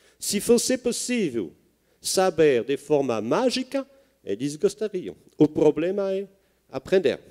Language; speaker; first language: Portuguese; non-native, fluent; French